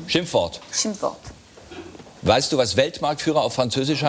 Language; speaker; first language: German; native; German